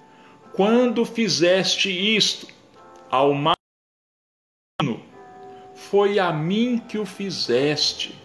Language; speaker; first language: Portuguese; native; Portuguese